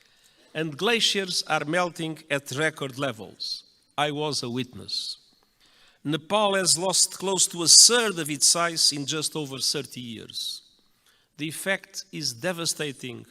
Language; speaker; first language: English; non-native, fluent; Portuguese